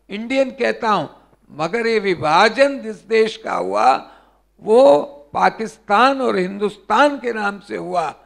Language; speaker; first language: Hindi; native; Hindi